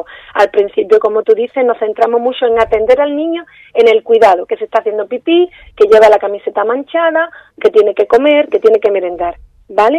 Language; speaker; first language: Spanish; native; Spanish